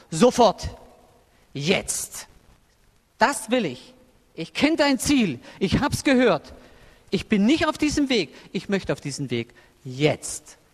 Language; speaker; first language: German; native; German